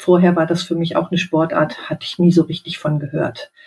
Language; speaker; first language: German; native; German